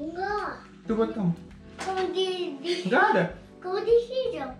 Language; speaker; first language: Indonesian; early bilingual, heritage; Indonesian